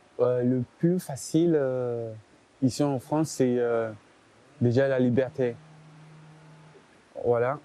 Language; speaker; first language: French; non-native, learner; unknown